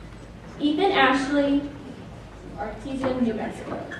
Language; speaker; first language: English; native; English